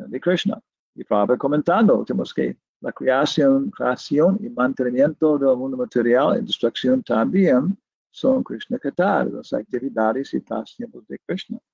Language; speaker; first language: Spanish; non-native, learner; English